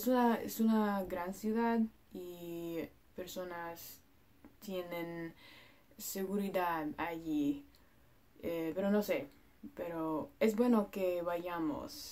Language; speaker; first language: Spanish; non-native, learner; English